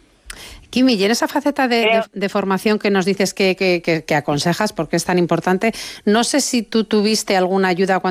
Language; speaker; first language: Spanish; native; Spanish